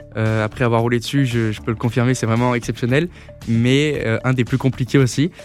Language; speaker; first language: French; native; French